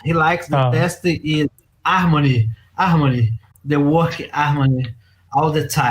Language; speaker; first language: English; non-native, learner; Portuguese